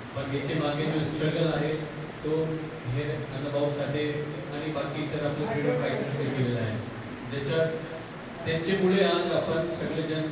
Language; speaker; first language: Marathi; non-native, local second language; Hindi